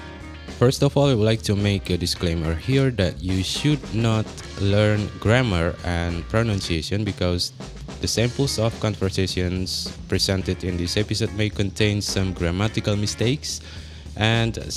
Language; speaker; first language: English; non-native, fluent; Indonesian